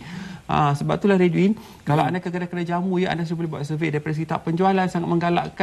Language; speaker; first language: Malay; native; Malay